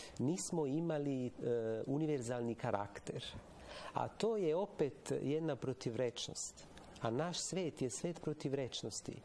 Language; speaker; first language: Serbian; non-native, fluent; Italian